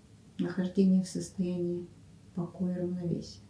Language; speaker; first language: Russian; native; Russian